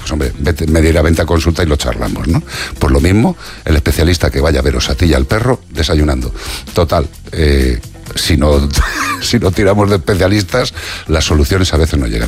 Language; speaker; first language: Spanish; native; Spanish